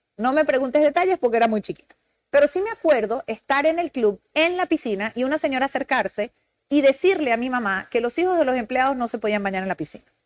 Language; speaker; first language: Spanish; native; Spanish